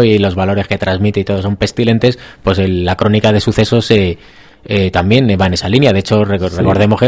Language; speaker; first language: Spanish; native; Spanish